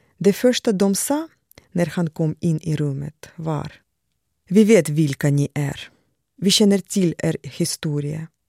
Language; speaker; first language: Swedish; non-native, fluent; Russian